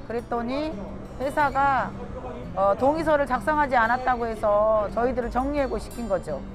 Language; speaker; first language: Korean; native; Korean